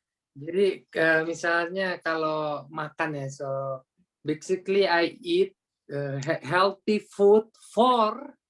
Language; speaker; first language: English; non-native, learner; Indonesian